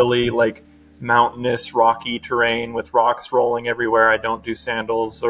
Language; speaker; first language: English; native; English